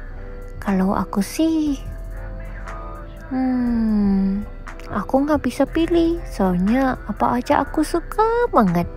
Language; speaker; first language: Indonesian; non-native, learner; Japanese